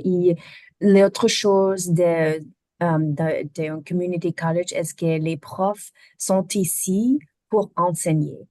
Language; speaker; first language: French; non-native, learner; German